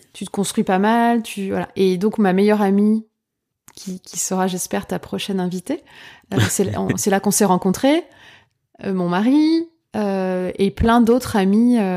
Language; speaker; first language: French; native; French